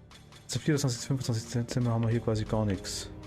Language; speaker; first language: German; native; German